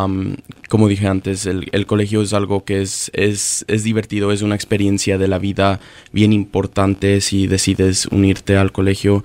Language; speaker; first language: Spanish; early bilingual, other home language; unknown